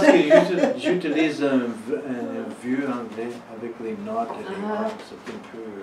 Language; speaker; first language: French; non-native, learner; English